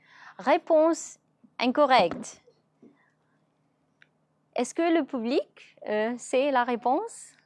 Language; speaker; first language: French; non-native, fluent; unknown